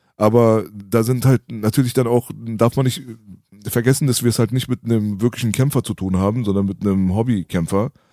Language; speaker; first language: German; early bilingual, other home language; Persian